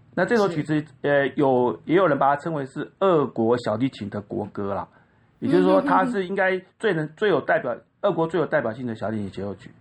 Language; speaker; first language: Chinese; native; Chinese